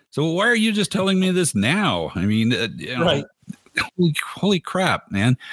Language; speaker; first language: English; native; English